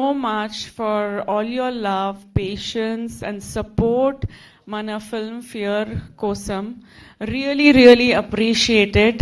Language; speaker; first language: Telugu; non-native, fluent; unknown